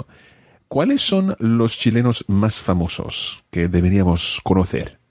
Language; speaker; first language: Spanish; non-native, fluent; English